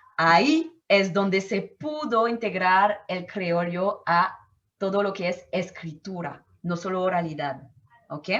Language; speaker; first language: Spanish; non-native, fluent; French